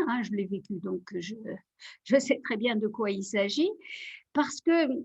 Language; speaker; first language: French; native; French